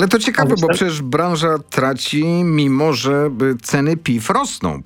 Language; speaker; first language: Polish; native; Polish